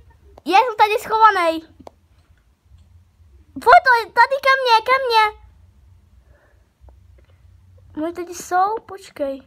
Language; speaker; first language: Czech; early bilingual, other home language; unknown